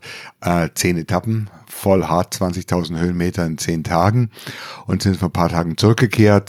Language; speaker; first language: German; native; German